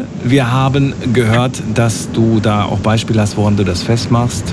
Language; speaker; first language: German; native; German